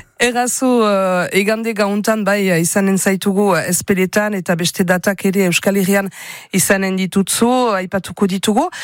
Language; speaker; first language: Basque; native; Basque